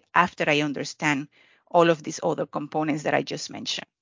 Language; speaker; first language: English; non-native, fluent; Spanish